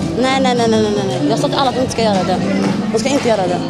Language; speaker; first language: Swedish; early bilingual, other home language; Somali